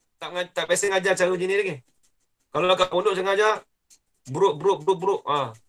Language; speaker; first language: Malay; native; Malay